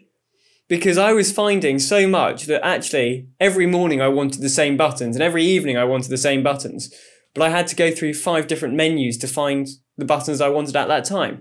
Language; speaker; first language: English; native; English